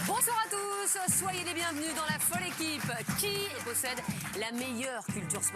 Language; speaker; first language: French; native; French